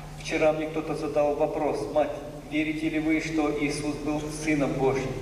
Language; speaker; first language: Russian; native; Russian